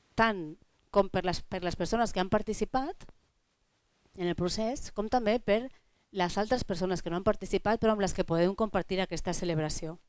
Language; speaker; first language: Catalan; non-native, local second language; Spanish